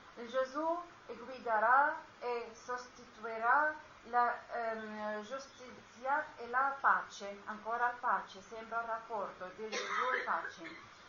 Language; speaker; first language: Italian; non-native, learner; Arabic